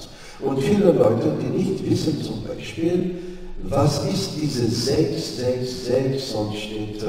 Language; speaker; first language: German; non-native, fluent; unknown